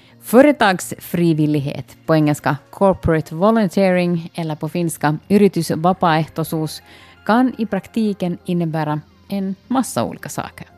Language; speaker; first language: Swedish; native; Swedish